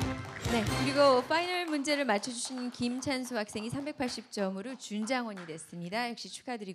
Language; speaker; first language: Korean; native; Korean